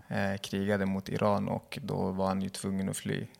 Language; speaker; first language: Swedish; early bilingual, other home language; Kurdish